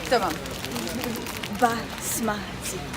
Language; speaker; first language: Arabic; non-native, learner; Russian